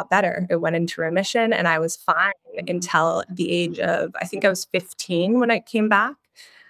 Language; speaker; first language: English; native; English